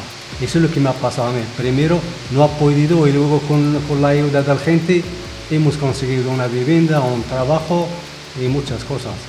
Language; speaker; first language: Spanish; non-native, fluent; Arabic